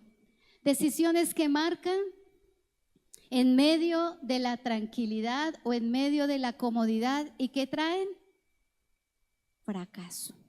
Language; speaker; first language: Spanish; native; Spanish